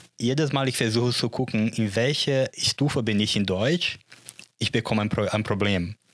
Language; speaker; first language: German; non-native, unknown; Portuguese